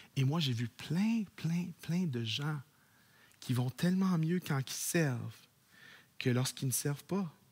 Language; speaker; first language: French; native; French